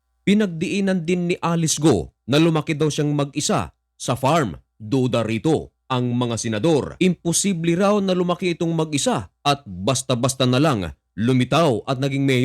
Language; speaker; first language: Filipino; native; Filipino